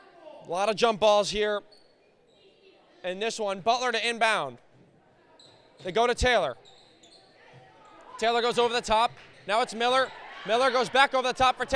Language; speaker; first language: English; native; English